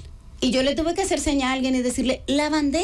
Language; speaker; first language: Spanish; native; Spanish